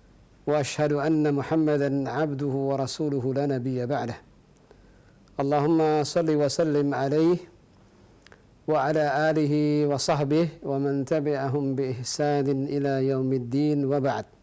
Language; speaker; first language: Arabic; non-native, fluent; Indonesian